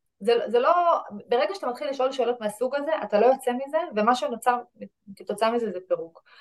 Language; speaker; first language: Hebrew; native; Hebrew